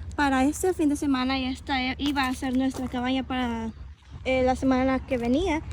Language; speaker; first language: Spanish; early bilingual, other home language; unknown